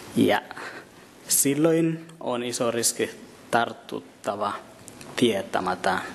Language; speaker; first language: Finnish; non-native, fluent; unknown